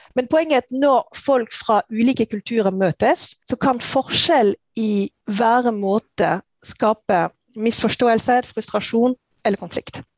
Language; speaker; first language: Norwegian; non-native, fluent; French